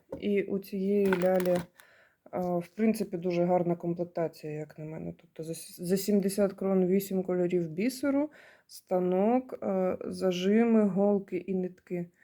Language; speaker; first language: Ukrainian; non-native, local second language; Russian